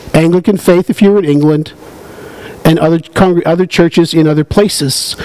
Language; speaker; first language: English; native; English